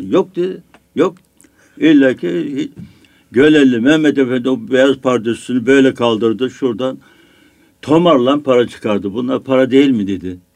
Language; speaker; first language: Turkish; native; Turkish